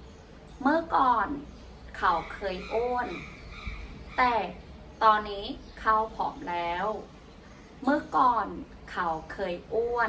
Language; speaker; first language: Thai; non-native, fluent; Burmese